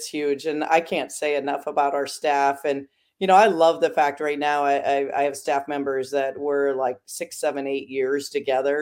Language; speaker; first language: English; native; English